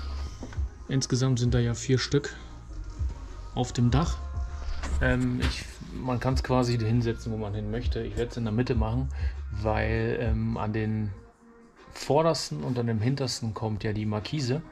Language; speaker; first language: German; native; German